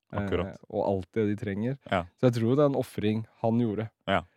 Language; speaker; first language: Norwegian; early bilingual, other home language; Riffian